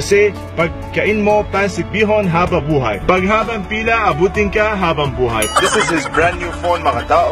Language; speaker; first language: Filipino; non-native, learner; Arabic